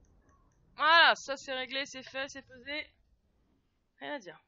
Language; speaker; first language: French; native; French